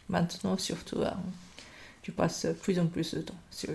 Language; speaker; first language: French; non-native, fluent; Japanese